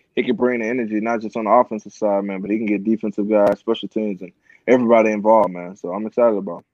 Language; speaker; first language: English; native; English